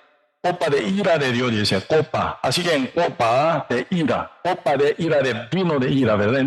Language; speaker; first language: Spanish; non-native, learner; Korean